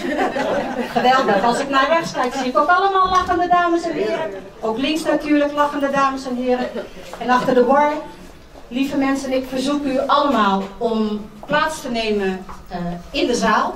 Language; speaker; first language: Dutch; early bilingual, other home language; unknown